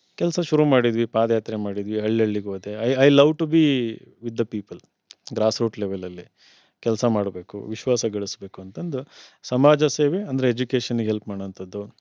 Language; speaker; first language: Kannada; native; Kannada